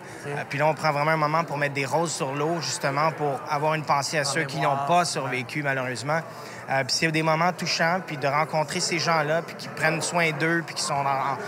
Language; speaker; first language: French; native; French